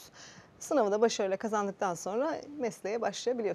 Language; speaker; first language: Turkish; native; Turkish